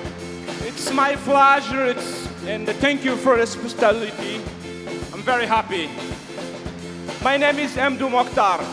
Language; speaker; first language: English; non-native, learner; Tamasheq